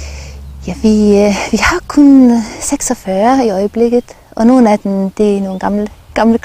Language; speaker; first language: Danish; non-native, local second language; Faroese